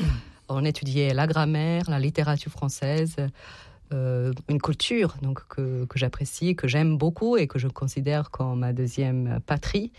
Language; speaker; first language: French; non-native, fluent; Serbian